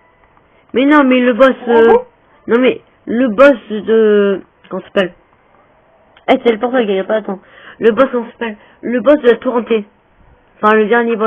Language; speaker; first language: French; native; French